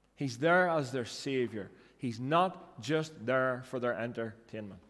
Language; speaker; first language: English; native; English